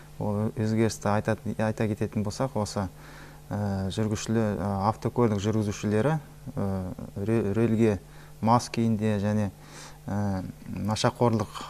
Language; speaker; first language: Kazakh; native; Kazakh